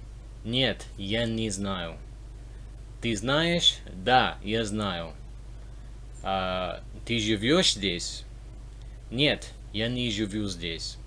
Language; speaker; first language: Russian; non-native, learner; English